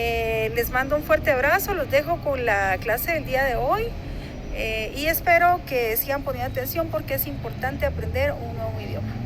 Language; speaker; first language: Spanish; native; Spanish